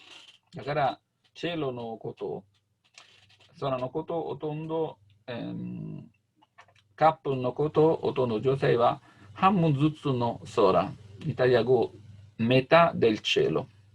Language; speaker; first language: Japanese; non-native, learner; Italian